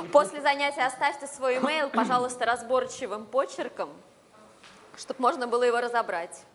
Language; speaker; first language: Russian; native; Russian